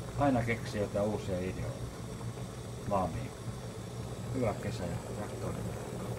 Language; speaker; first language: Finnish; native; Finnish